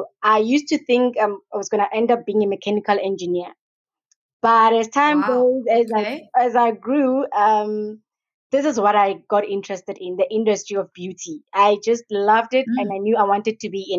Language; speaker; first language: English; non-native, local second language; Tswana